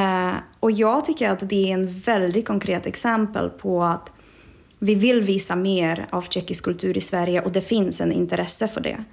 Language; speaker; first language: Swedish; non-native, fluent; Czech